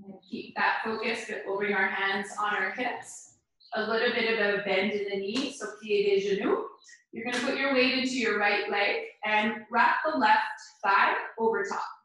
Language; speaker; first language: English; native; English